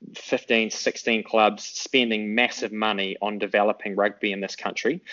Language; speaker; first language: English; native; English